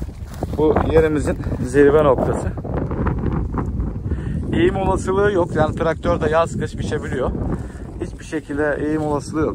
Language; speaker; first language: Turkish; native; Turkish